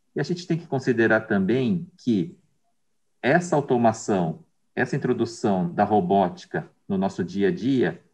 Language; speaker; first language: Portuguese; native; Portuguese